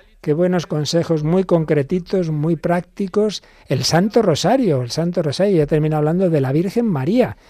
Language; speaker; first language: Spanish; native; Spanish